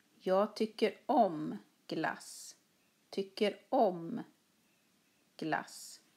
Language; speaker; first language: Swedish; native; Swedish